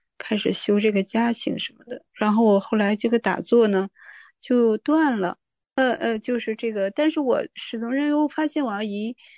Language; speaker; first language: Chinese; native; Chinese